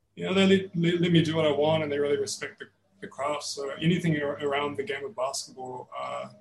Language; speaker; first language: English; native; English